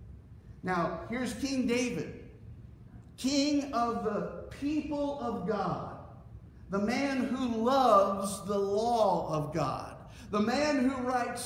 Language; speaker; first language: English; native; English